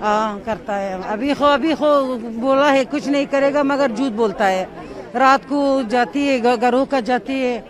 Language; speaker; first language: Hindi; non-native, learner; Persian